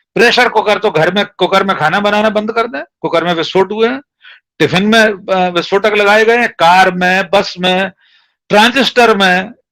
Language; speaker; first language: Hindi; native; Hindi